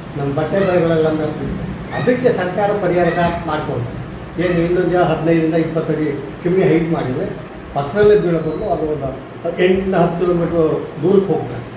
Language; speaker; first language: Kannada; native; Kannada